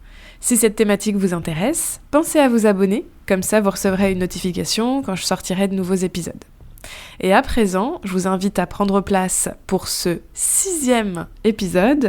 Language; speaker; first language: French; native; French